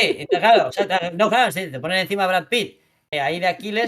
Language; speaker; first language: Spanish; native; Spanish